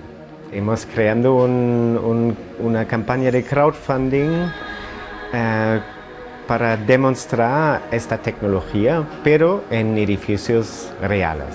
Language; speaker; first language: Spanish; non-native, fluent; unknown